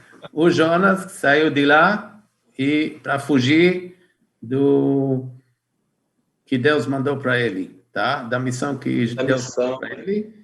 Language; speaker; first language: Portuguese; non-native, fluent; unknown